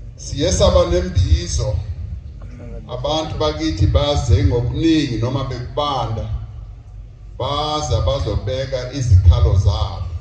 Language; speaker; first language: Zulu; non-native, local second language; Venda